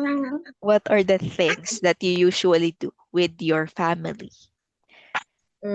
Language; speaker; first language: English; non-native, local second language; Filipino